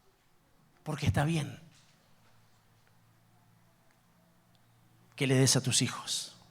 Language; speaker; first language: Spanish; native; Spanish